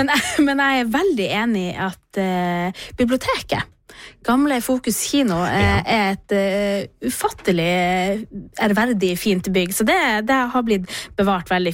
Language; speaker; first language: Norwegian; native; Norwegian